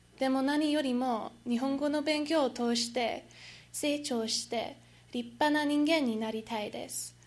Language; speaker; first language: Japanese; non-native, learner; English